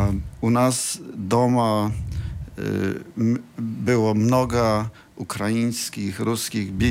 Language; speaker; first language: Russian; non-native, learner; Polish